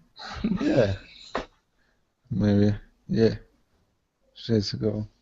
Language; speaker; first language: English; non-native, learner; Russian